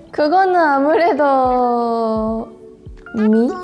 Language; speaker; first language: Korean; non-native, fluent; Japanese